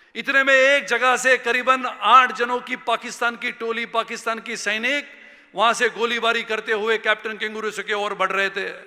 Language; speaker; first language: Hindi; non-native, local second language; Marathi